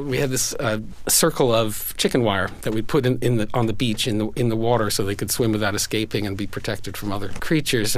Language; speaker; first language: English; native; English